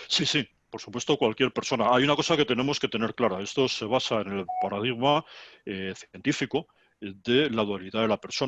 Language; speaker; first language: Spanish; native; Spanish